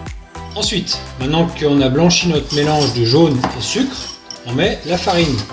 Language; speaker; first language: French; native; French